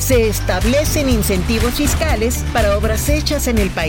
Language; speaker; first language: Spanish; native; Spanish